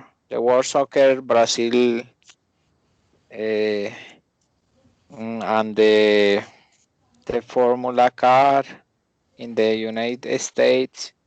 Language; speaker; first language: English; non-native, learner; Spanish